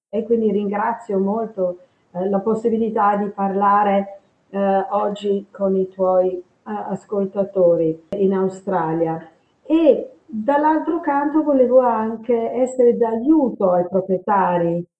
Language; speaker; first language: Italian; non-native, fluent; English